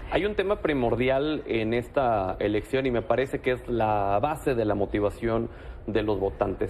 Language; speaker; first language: Spanish; native; Spanish